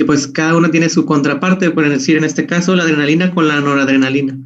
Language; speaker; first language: Spanish; native; Spanish